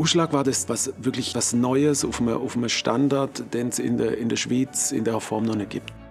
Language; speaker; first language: German; native; German